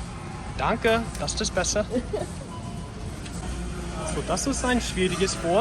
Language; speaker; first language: German; non-native, learner; English